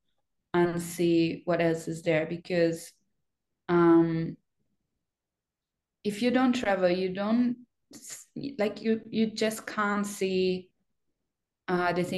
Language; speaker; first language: English; non-native, fluent; German